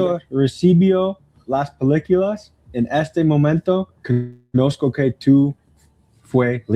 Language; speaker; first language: Spanish; non-native, learner; English